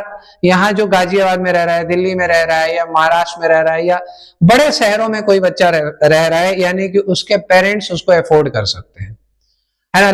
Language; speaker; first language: Hindi; native; Hindi